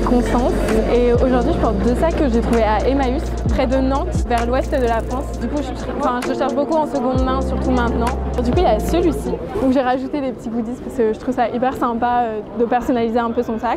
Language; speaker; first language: French; native; French